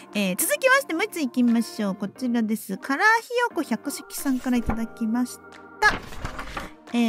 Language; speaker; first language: Japanese; native; Japanese